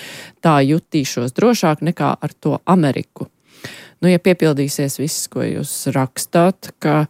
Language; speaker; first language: Latvian; native; Latvian